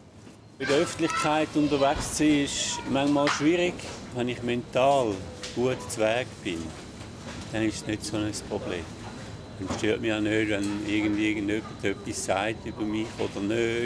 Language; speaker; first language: German; native; German